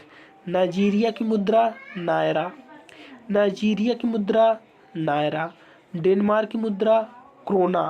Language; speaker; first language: Hindi; native; Hindi